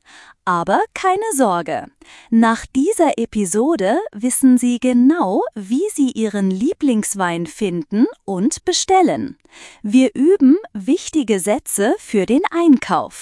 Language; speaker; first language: German; non-native, fluent; Turkish